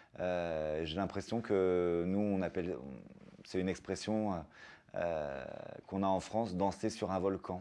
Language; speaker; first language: French; native; French